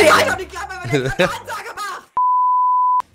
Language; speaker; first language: German; native; German